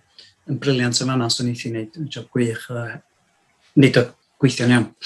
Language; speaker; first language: Welsh; native; Welsh